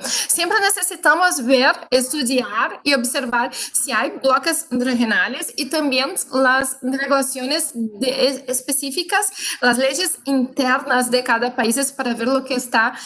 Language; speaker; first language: Spanish; non-native, fluent; Portuguese